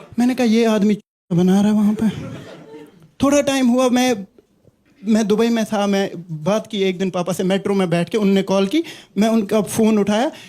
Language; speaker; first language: Hindi; non-native, local second language; Kashmiri